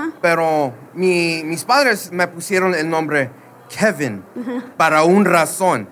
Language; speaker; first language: Spanish; early bilingual, heritage; Spanish